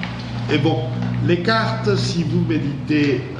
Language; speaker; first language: French; non-native, fluent; English